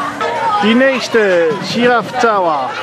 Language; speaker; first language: German; non-native, learner; Dutch